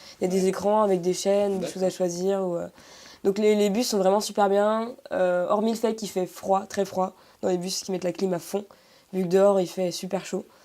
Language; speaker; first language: French; native; French